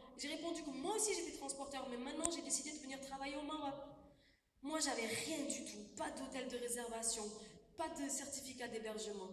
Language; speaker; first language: French; non-native, local second language; Wolof